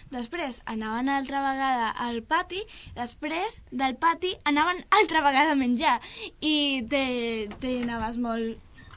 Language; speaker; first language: Catalan; non-native, local second language; Spanish